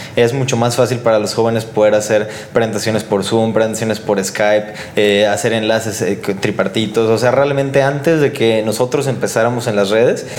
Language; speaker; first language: Spanish; native; Spanish